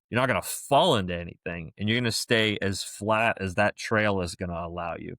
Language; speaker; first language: English; native; English